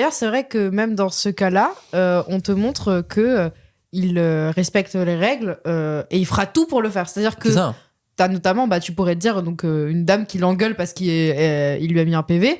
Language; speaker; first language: French; native; French